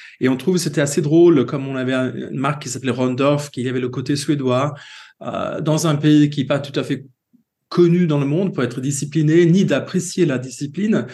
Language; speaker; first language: French; non-native, fluent; Swedish